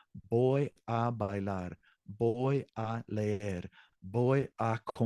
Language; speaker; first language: Spanish; non-native, fluent; English